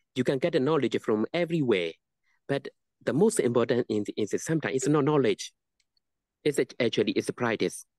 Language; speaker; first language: English; non-native, learner; Burmese